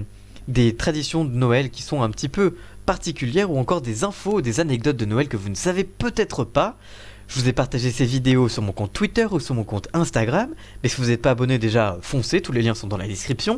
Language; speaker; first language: French; native; French